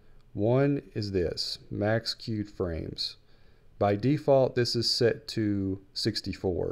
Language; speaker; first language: English; native; English